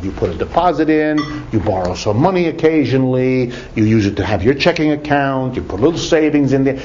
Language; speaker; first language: English; native; English